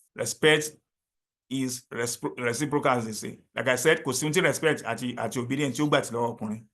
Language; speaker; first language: English; non-native, local second language; Yoruba